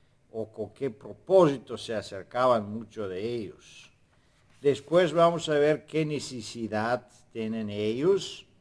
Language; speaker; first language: Spanish; non-native, fluent; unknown